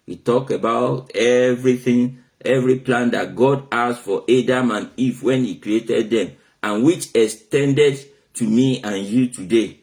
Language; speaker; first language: English; non-native, local second language; Yoruba